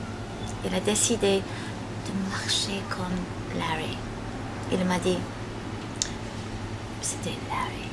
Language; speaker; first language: French; non-native, fluent; English